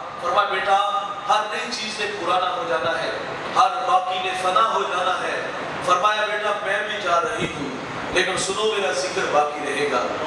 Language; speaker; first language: Urdu; non-native, local second language; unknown